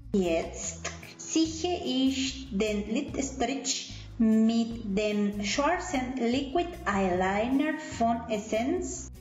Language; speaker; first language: German; non-native, fluent; Spanish